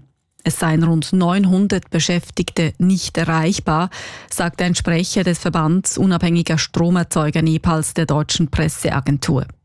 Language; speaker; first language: German; native; German